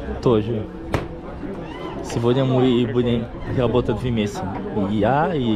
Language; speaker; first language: Russian; non-native, learner; Portuguese